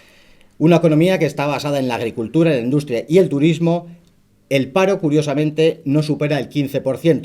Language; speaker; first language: Spanish; native; Spanish